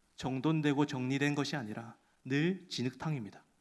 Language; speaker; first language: Korean; native; Korean